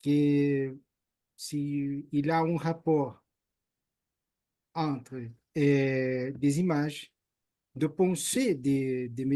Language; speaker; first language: French; non-native, learner; Portuguese